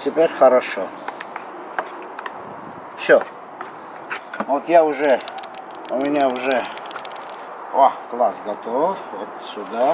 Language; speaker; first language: Russian; non-native, fluent; Armenian